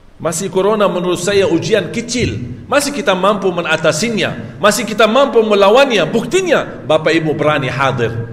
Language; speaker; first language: Malay; non-native, fluent; Arabic